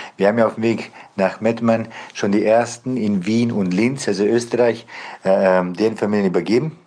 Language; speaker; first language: German; non-native, fluent; Bosnian